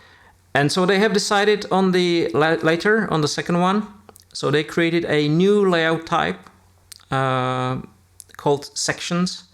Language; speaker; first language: English; non-native, fluent; Czech